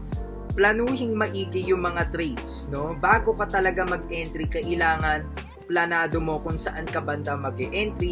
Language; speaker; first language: Filipino; native; Filipino